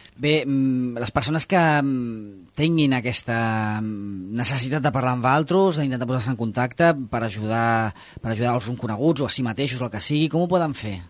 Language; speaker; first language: Catalan; native; Catalan